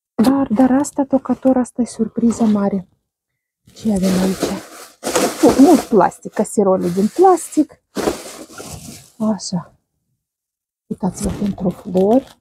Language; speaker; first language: Romanian; non-native, learner; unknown